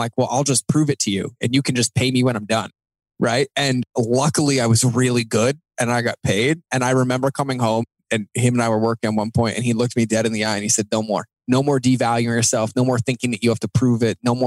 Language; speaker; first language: English; native; English